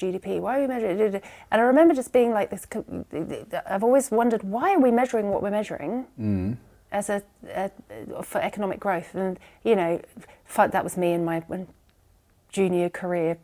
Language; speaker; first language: English; native; English